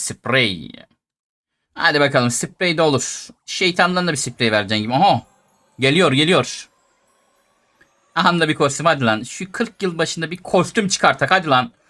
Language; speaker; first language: Turkish; native; Turkish